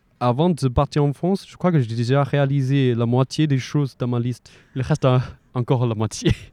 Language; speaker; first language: French; non-native, fluent; Chinese